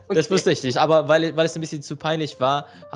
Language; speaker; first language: German; non-native, learner; Indonesian